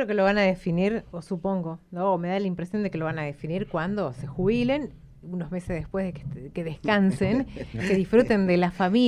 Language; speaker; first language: Spanish; native; Spanish